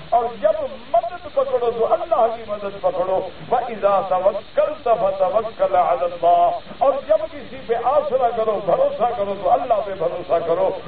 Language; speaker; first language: Urdu; early bilingual, heritage; Urdu